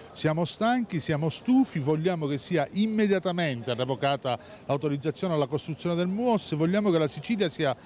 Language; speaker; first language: Italian; native; Italian